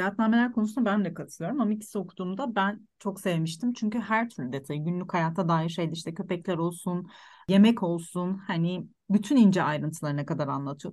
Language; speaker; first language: Turkish; native; Turkish